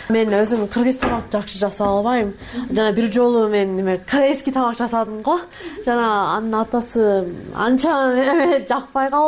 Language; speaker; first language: Kyrgyz; non-native, fluent; English